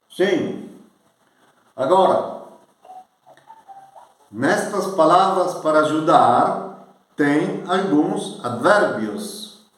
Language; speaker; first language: Portuguese; non-native, fluent; Italian